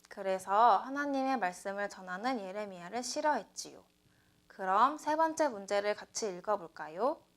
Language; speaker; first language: Korean; native; Korean